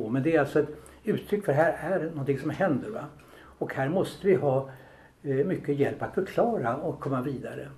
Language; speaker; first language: Swedish; native; Swedish